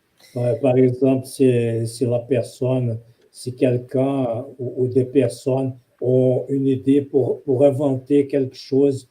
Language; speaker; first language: French; non-native, fluent; Portuguese